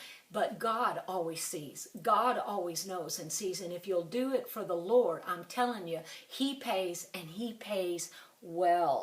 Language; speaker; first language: English; native; English